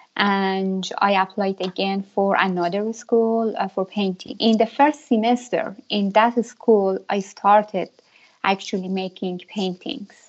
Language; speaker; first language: English; non-native, fluent; Persian